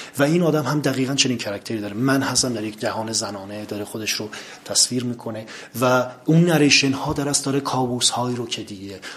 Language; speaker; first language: Persian; native; Persian